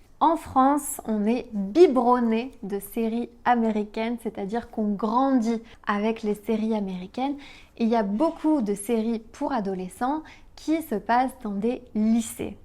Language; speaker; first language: French; native; French